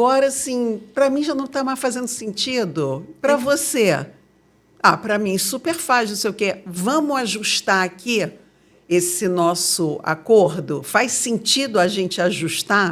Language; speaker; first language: Portuguese; native; Portuguese